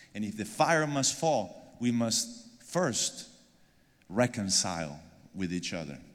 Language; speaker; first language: English; non-native, fluent; Spanish